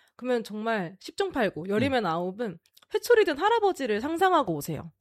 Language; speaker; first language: Korean; native; Korean